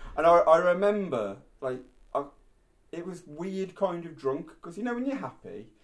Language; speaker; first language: English; native; English